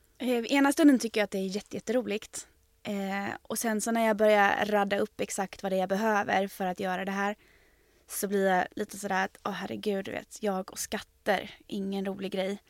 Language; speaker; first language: Swedish; native; Swedish